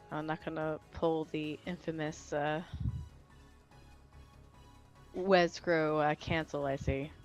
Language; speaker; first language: English; native; English